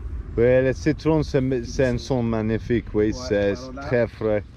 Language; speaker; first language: French; non-native, learner; English